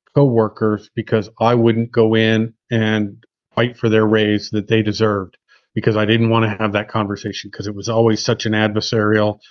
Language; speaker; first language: English; native; English